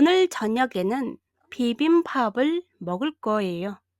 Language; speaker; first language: Korean; non-native, fluent; Mongolian